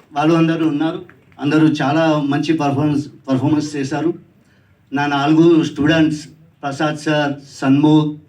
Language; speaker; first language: Telugu; non-native, learner; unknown